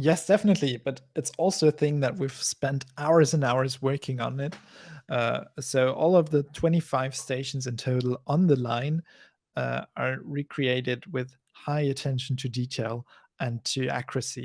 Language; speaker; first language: English; non-native, fluent; German